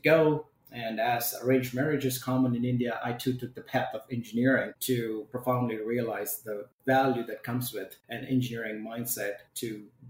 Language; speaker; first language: English; non-native, local second language; Tamil